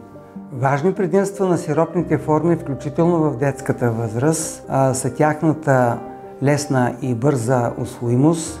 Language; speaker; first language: Bulgarian; native; Bulgarian